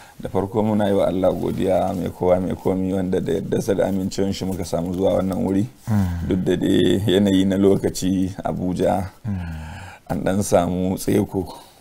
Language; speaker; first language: Hausa; native; Hausa